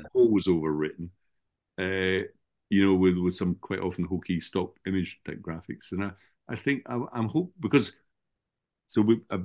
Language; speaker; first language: English; native; English